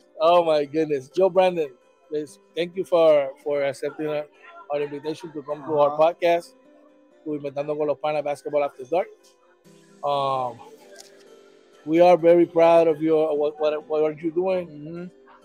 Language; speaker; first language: English; non-native, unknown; Spanish